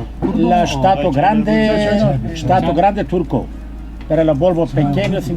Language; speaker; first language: Spanish; non-native, learner; Turkish